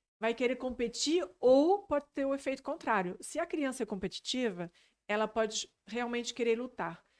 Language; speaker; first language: Portuguese; non-native, fluent; French